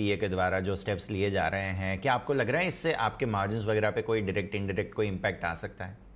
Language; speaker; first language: Hindi; non-native, local second language; Gujarati